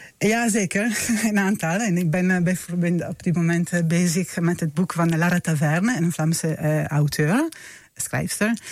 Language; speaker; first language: Dutch; non-native, fluent; Italian